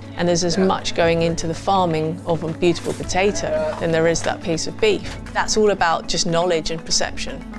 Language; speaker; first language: English; native; English